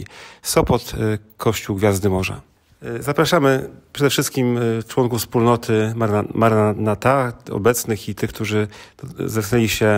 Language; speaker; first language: Polish; native; Polish